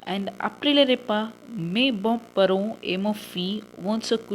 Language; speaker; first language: French; non-native, learner; Tamil